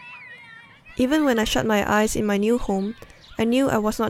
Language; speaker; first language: English; early bilingual, other home language; Cantonese